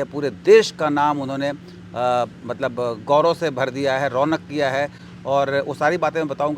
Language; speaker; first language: Hindi; native; Hindi